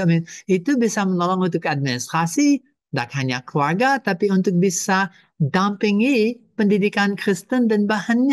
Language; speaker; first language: Indonesian; non-native, fluent; English